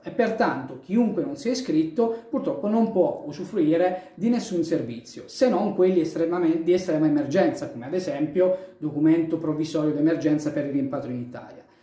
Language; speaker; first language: Italian; native; Italian